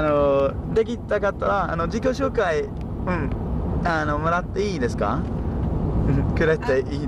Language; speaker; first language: Japanese; non-native, learner; English